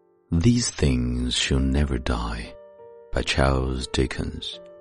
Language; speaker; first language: English; non-native, fluent; Chinese